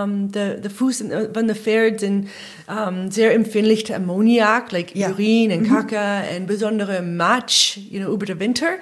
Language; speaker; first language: German; non-native, learner; English